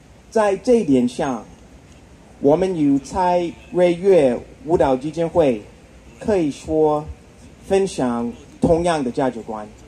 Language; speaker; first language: Chinese; non-native, fluent; English